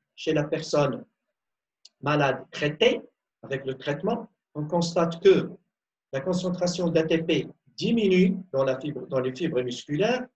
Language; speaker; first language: French; non-native, local second language; Arabic